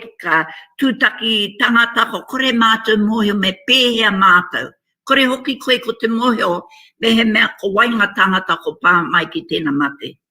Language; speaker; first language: Māori; native; Māori